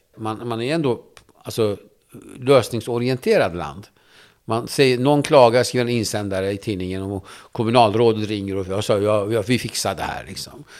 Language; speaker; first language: Swedish; non-native, fluent; Kurdish